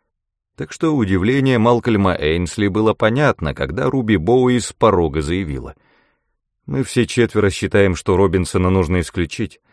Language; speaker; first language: Russian; native; Russian